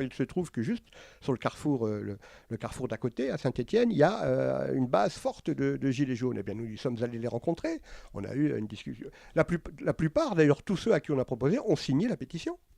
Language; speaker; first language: French; native; French